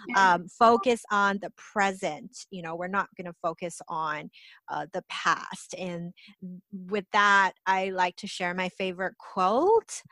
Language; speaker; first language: English; native; English